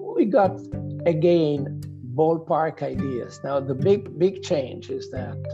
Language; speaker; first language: English; non-native, fluent; Italian